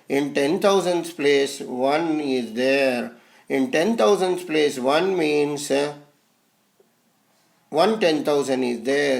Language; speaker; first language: English; non-native, local second language; Telugu